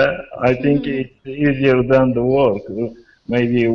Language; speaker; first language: English; non-native, learner; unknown